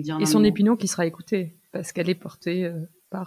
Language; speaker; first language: French; native; French